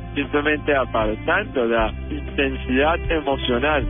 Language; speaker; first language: Spanish; native; Spanish